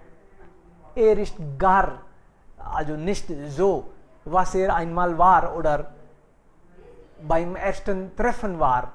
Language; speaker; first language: German; non-native, fluent; Hindi